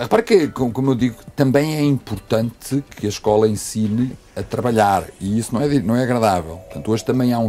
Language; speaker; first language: Portuguese; native; Portuguese